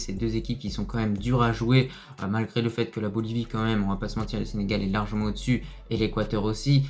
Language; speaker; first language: French; native; French